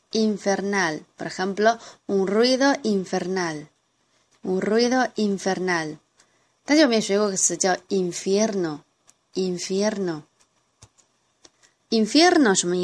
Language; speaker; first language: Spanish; non-native, fluent; Chinese